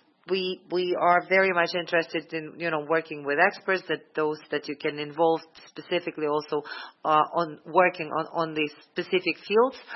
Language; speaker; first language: English; non-native, fluent; Ukrainian